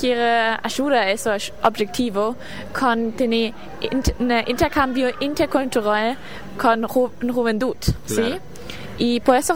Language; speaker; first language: Spanish; non-native, learner; German